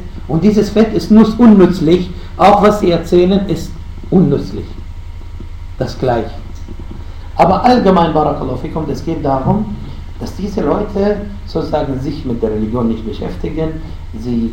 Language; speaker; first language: German; non-native, fluent; Arabic